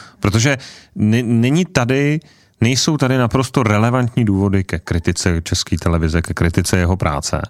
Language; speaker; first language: Czech; native; Czech